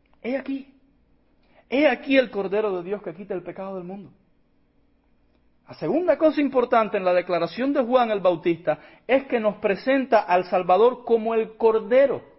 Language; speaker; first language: Spanish; native; Spanish